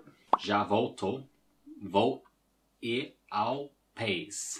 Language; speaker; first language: Portuguese; non-native, learner; English